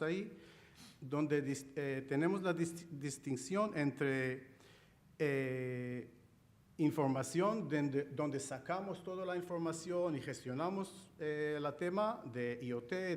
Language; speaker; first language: Spanish; non-native, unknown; Chinese